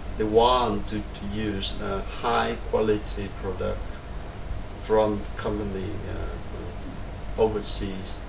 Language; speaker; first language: English; non-native, learner; Vietnamese